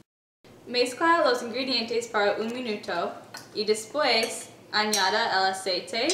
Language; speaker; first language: Spanish; non-native, learner; English